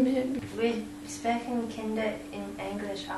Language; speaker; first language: German; non-native, learner; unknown